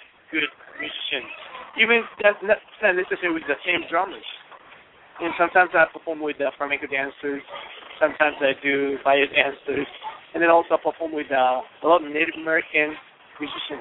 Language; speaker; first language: English; non-native, fluent; Japanese